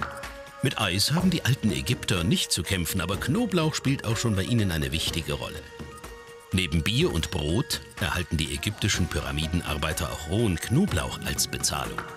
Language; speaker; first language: German; native; German